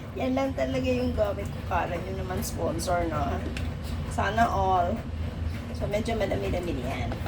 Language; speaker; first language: Filipino; non-native, local second language; Cebuano